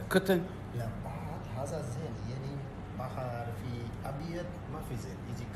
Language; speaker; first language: Arabic; non-native, learner; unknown